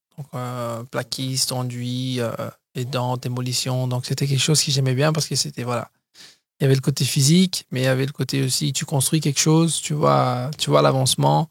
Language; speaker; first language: French; early bilingual, other home language; Portuguese